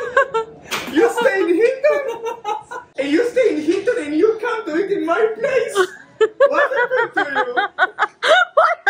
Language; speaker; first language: English; non-native, learner; Hebrew